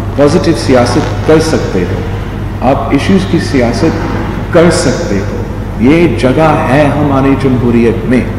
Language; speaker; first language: Urdu; non-native, local second language; English